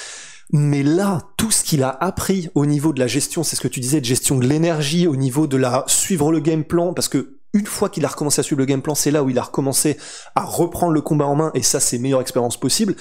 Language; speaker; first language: French; native; French